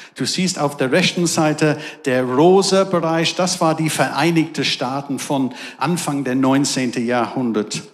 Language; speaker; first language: German; non-native, fluent; English